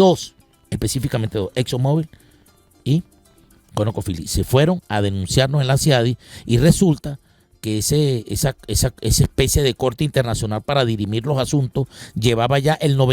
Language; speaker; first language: Spanish; native; Spanish